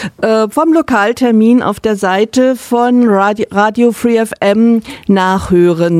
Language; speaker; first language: German; native; German